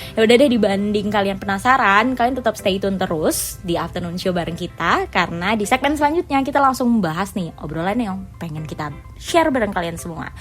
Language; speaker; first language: Indonesian; native; Indonesian